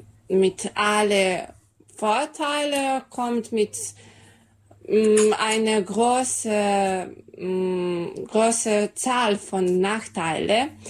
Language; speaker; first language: German; non-native, learner; Serbian